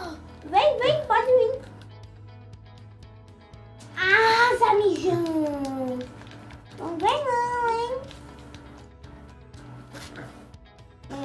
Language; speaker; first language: Portuguese; native; Portuguese